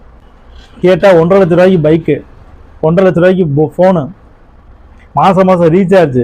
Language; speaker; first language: Tamil; native; Tamil